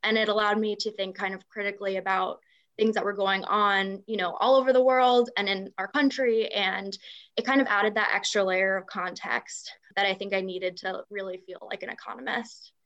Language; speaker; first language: English; native; English